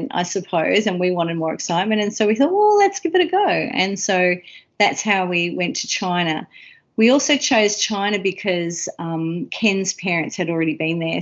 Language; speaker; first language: English; native; English